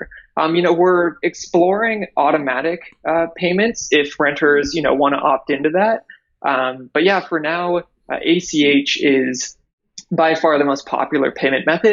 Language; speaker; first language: English; native; English